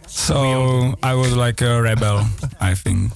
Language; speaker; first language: English; non-native, fluent; Czech